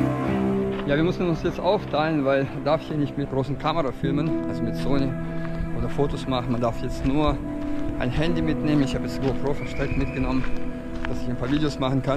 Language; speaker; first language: German; non-native, fluent; Russian